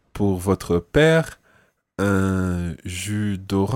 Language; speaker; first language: French; non-native, fluent; English